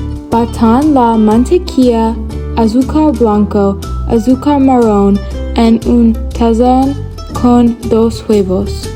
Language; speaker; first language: Spanish; non-native, learner; English